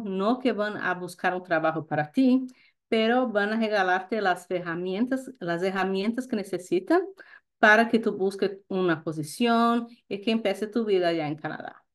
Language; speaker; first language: Spanish; non-native, fluent; Portuguese